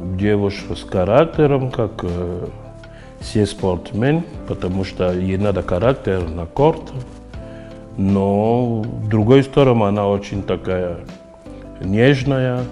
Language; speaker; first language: Russian; non-native, fluent; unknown